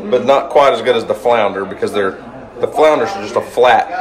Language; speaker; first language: English; native; English